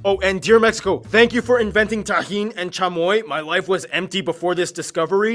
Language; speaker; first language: English; native; English